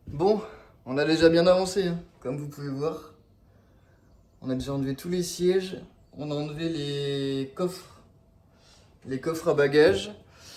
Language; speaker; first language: French; native; French